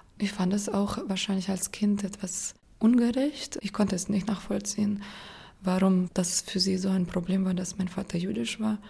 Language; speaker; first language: German; non-native, fluent; Russian